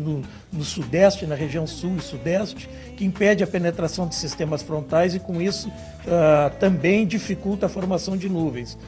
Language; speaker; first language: Portuguese; native; Portuguese